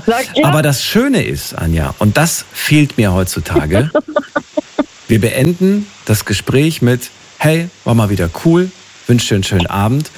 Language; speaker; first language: German; native; German